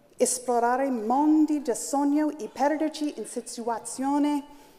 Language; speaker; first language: Italian; non-native, learner; English